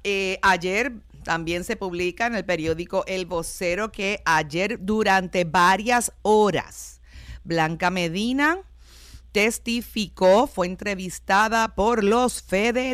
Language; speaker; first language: Spanish; native; Spanish